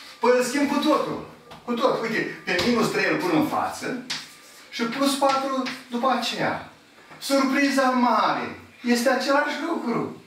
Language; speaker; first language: Romanian; native; Romanian